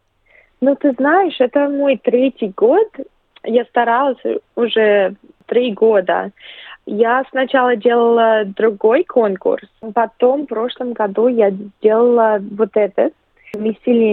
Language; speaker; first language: Russian; early bilingual, other home language; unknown